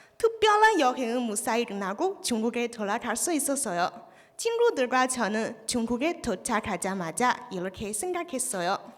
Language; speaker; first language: Korean; non-native, learner; Chinese